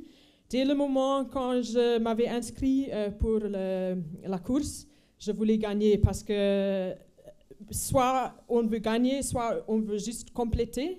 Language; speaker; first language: French; non-native, fluent; Afrikaans